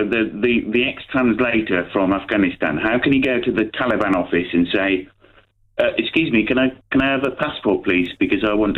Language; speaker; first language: English; native; English